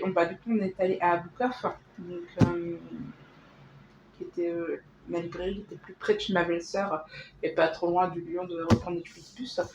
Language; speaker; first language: French; native; French